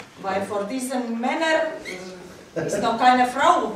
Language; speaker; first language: German; non-native, learner; Polish